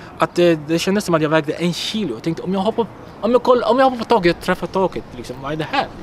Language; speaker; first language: Swedish; non-native, fluent; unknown